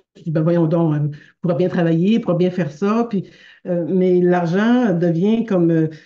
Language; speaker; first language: French; native; French